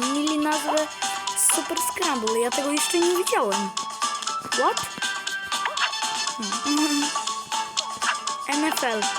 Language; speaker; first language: Polish; native; Polish